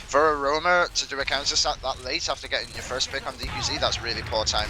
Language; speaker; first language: English; native; English